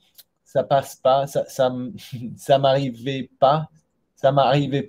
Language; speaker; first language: French; non-native, learner; English